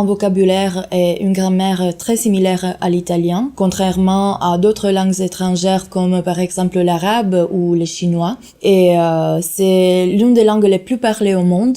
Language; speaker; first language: French; non-native, fluent; Italian